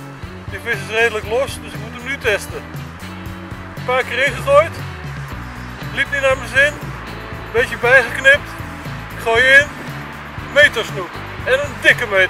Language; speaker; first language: Dutch; native; Dutch